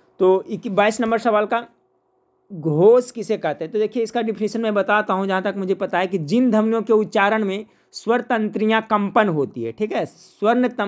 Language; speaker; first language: Hindi; native; Hindi